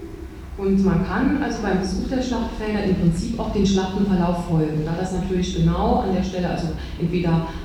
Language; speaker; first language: German; native; German